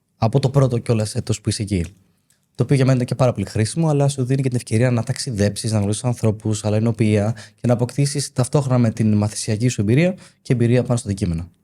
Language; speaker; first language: Greek; native; Greek